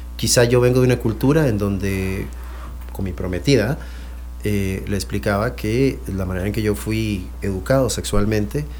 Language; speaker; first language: Spanish; non-native, fluent; French